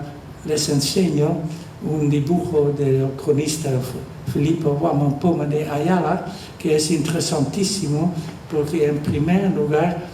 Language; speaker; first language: Spanish; non-native, fluent; Dutch